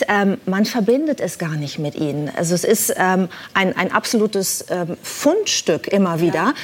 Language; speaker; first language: German; native; German